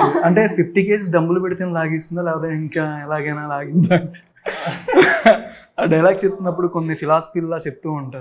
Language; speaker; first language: Telugu; native; Telugu